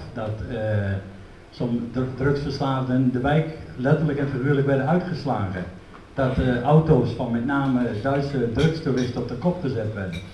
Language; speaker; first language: Dutch; native; Dutch